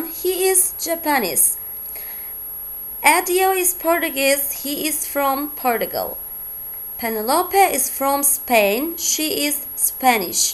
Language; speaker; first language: English; non-native, fluent; Turkish